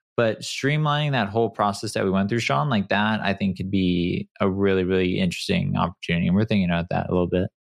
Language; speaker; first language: English; native; English